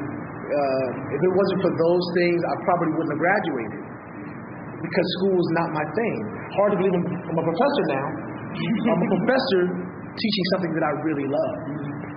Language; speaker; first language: English; native; English